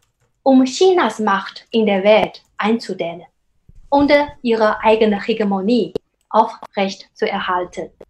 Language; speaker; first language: German; non-native, fluent; Chinese